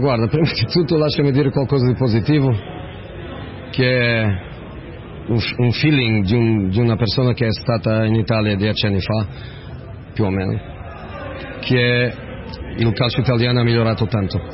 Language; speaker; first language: Italian; non-native, fluent; Portuguese